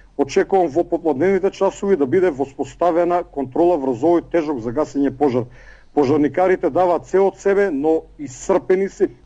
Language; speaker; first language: Macedonian; native; Macedonian